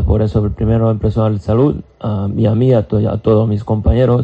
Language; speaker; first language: Spanish; non-native, fluent; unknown